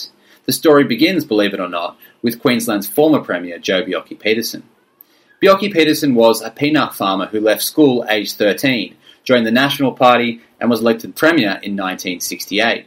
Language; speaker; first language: English; native; English